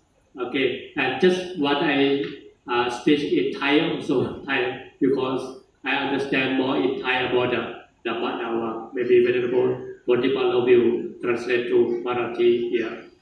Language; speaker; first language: English; non-native, learner; Thai